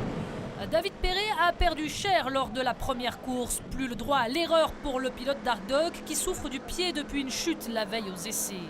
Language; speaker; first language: French; native; French